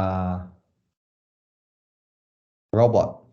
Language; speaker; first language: English; non-native, learner; Vietnamese